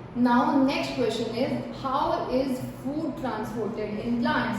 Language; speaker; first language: English; non-native, local second language; Hindi